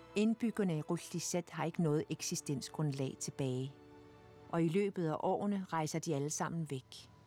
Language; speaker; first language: Danish; native; Danish